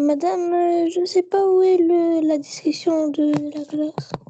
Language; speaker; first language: French; non-native, learner; Arabic